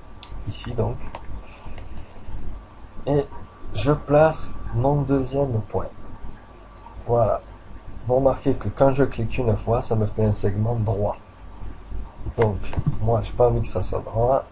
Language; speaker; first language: French; native; French